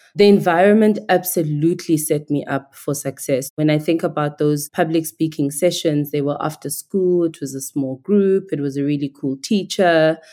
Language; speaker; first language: English; non-native, local second language; Igbo